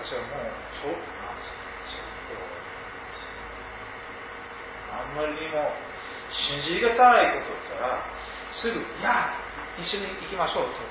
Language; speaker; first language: Japanese; non-native, fluent; English